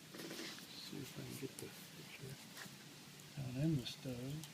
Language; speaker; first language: English; native; English